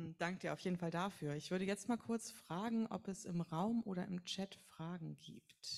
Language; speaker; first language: German; native; German